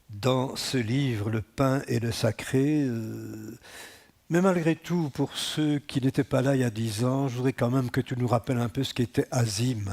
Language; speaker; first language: French; native; French